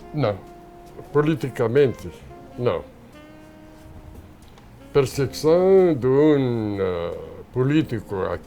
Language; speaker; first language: Portuguese; non-native, fluent; Arabic